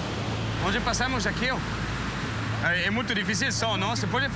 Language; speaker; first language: Portuguese; non-native, learner; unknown